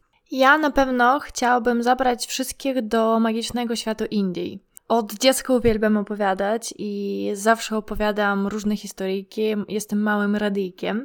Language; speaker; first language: Polish; non-native, fluent; Ukrainian